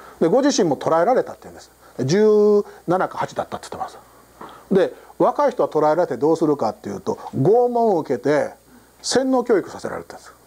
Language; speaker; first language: Japanese; native; Japanese